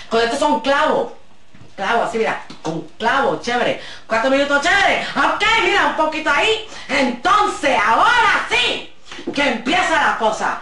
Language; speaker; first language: Spanish; early bilingual, heritage; Spanish